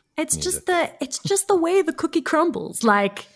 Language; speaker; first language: English; native; English